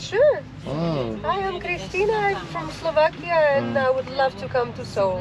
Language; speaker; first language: English; non-native, learner; Slovak